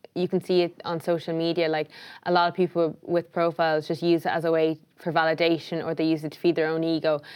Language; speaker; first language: English; native; English